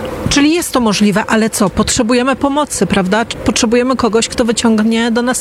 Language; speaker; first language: Polish; native; Polish